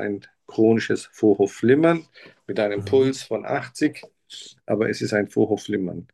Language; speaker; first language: German; native; German